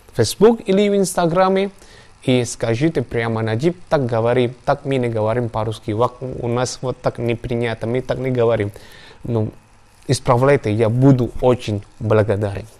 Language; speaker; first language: Russian; non-native, learner; Javanese